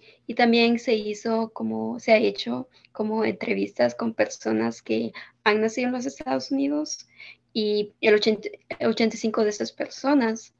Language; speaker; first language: Spanish; early bilingual, heritage; Spanish